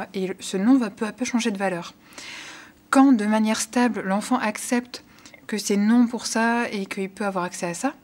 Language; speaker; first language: French; native; French